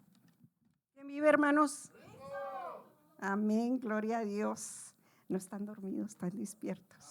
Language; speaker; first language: Spanish; native; Spanish